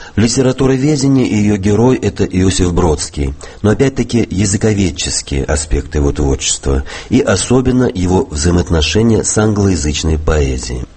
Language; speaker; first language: Russian; native; Russian